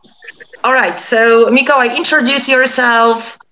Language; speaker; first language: English; non-native, fluent; Polish